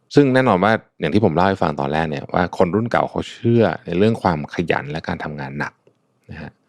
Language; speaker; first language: Thai; early bilingual, other home language; Chinese